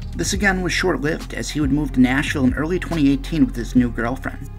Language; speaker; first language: English; native; English